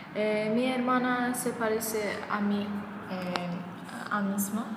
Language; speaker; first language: Spanish; non-native, learner; Azerbaijani